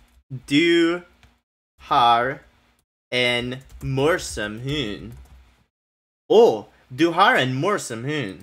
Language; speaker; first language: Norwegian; non-native, learner; English